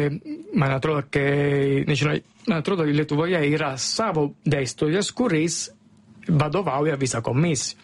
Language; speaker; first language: Lithuanian; non-native, fluent; Italian